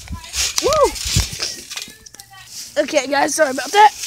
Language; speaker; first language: English; native; English